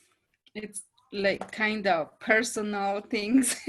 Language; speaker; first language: English; non-native, learner; Spanish